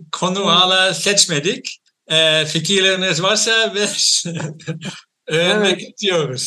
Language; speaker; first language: Turkish; non-native, fluent; Dutch